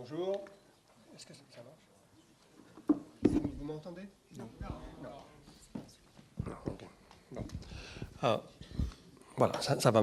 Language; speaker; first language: French; non-native, fluent; English